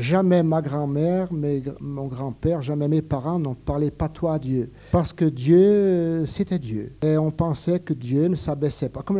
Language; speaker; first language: French; native; French